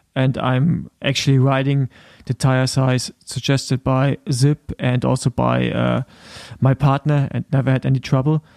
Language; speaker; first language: English; non-native, fluent; German